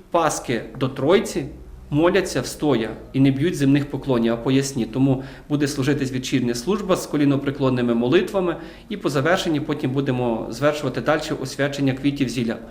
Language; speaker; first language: Ukrainian; native; Ukrainian